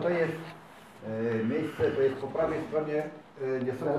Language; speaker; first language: Polish; native; Polish